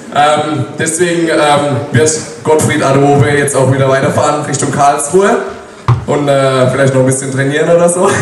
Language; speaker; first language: German; native; German